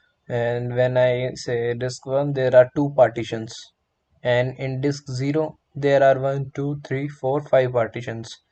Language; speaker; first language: English; non-native, local second language; Hindi